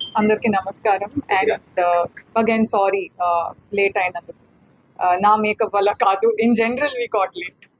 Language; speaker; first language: Telugu; non-native, fluent; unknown